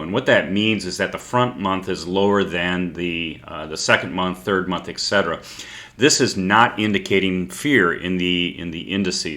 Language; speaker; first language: English; native; English